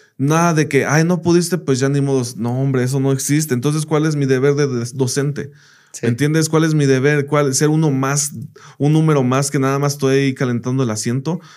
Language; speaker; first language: Spanish; early bilingual, heritage; Spanish